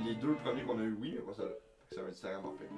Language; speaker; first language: French; native; French